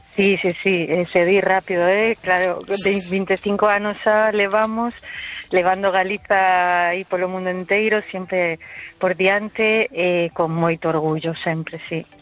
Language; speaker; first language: Galician; early bilingual, heritage; Galician